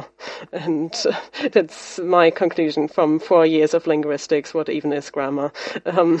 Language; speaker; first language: English; non-native, fluent; German